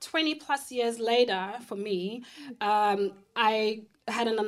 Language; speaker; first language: English; non-native, local second language; Shona